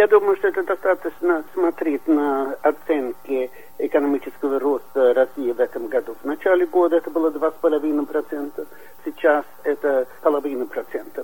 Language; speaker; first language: Russian; non-native, fluent; Swedish